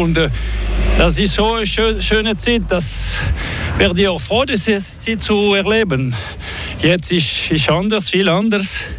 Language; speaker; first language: German; non-native, learner; French